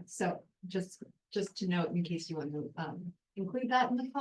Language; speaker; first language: English; native; English